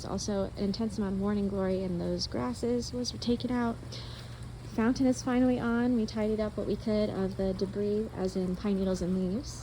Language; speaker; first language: English; native; English